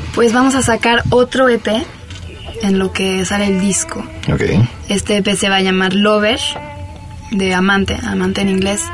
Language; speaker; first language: Spanish; non-native, fluent; French